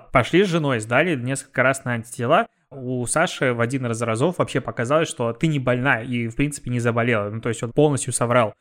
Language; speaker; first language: Russian; native; Russian